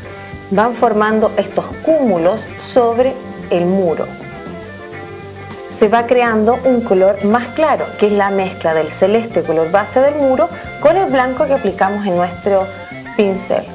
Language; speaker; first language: Spanish; native; Spanish